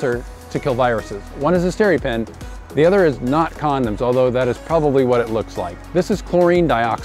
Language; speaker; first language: English; native; English